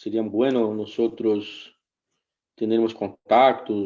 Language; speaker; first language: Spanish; non-native, fluent; Portuguese